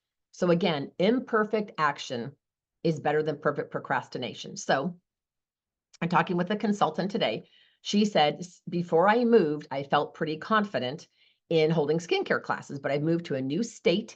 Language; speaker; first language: English; native; English